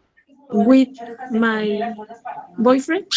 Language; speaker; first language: English; non-native, learner; Spanish